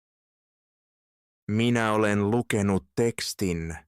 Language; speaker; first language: Finnish; non-native, fluent; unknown